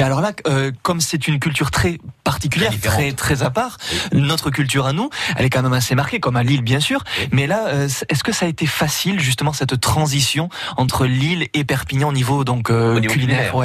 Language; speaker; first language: French; native; French